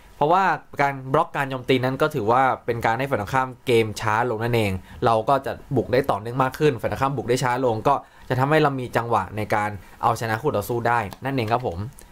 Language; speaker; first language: Thai; native; Thai